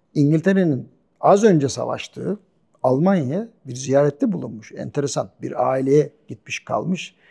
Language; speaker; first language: Turkish; native; Turkish